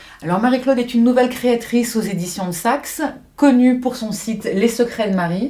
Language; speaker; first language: French; native; French